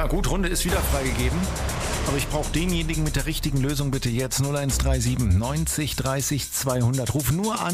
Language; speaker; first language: German; native; German